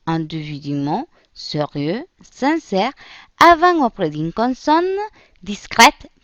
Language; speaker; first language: French; non-native, fluent; Spanish